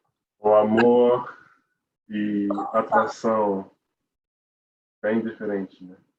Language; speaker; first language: Portuguese; non-native, learner; English